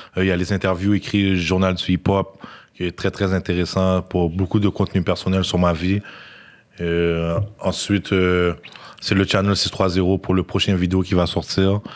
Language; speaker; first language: French; native; French